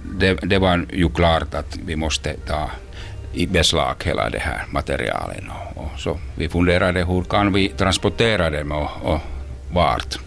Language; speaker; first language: Swedish; non-native, local second language; Finnish